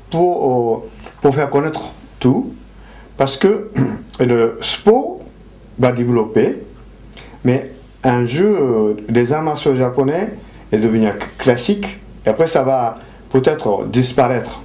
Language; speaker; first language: French; non-native, fluent; Japanese